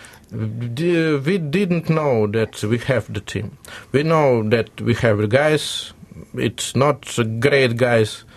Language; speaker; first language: English; non-native, learner; Russian